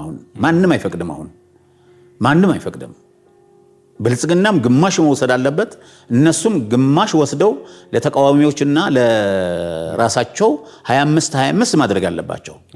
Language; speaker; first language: Amharic; non-native, local second language; Tigrinya